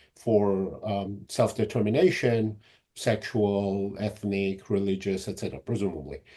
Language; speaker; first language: English; non-native, fluent; Georgian